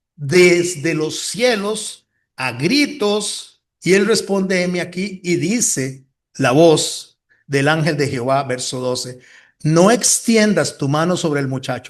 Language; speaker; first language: Spanish; native; Spanish